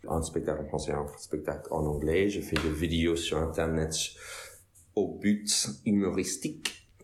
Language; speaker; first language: French; non-native, fluent; English